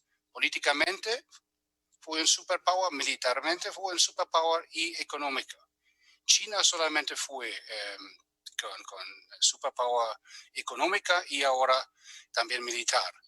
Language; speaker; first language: Spanish; non-native, fluent; German